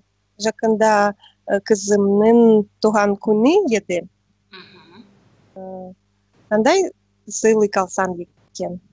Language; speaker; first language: Kazakh; non-native, learner; Russian